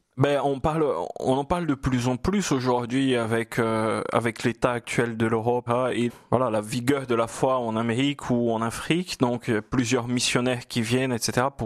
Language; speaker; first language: French; non-native, fluent; Portuguese